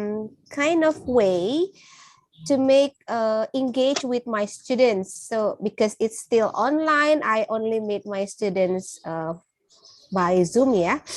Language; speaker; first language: English; non-native, fluent; Indonesian